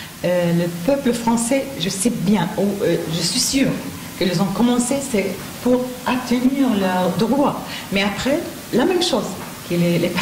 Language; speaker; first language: French; non-native, learner; Arabic